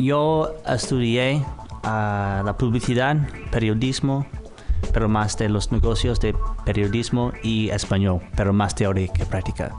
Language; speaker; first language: Spanish; non-native, fluent; English